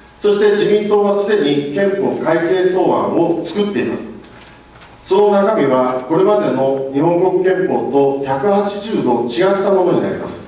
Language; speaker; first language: Japanese; native; Japanese